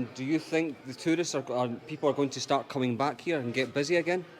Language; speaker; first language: English; native; English